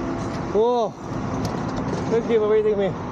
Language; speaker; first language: English; non-native, learner; Cantonese